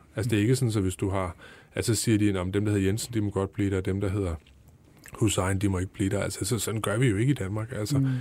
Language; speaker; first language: Danish; native; Danish